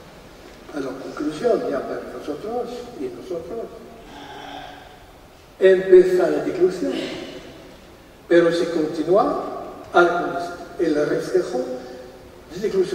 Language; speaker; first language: Spanish; non-native, fluent; French